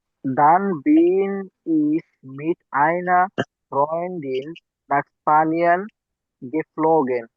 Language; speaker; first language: German; non-native, learner; Bangla